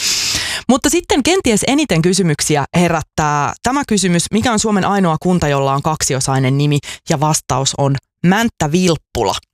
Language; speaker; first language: Finnish; native; Finnish